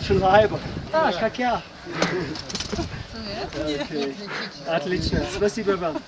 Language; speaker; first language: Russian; non-native, learner; English